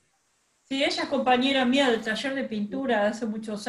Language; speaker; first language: Spanish; native; Spanish